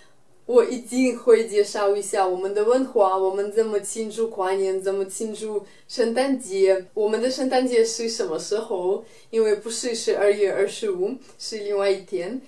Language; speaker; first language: Chinese; non-native, fluent; Russian